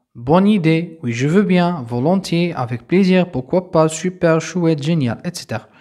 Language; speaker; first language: French; non-native, local second language; Arabic